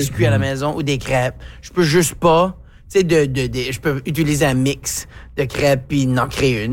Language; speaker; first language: French; native; French